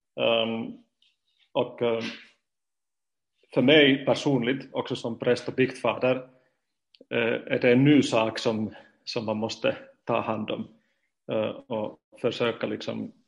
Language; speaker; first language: Swedish; non-native, fluent; Finnish